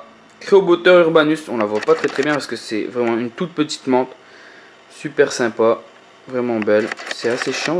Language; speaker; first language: French; native; French